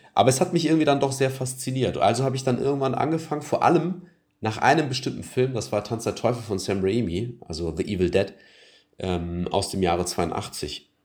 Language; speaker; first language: German; early bilingual, other home language; Turkish